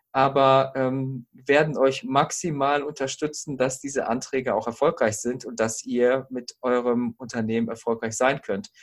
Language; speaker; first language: German; native; German